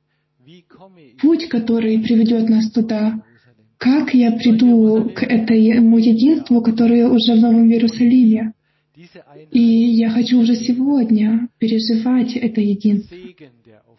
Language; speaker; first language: Russian; non-native, fluent; German